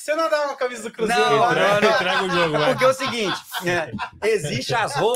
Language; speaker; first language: Portuguese; native; Portuguese